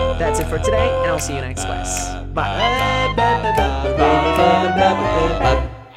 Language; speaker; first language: English; non-native, fluent; Portuguese